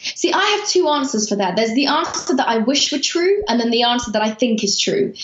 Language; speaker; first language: English; early bilingual, other home language; Persian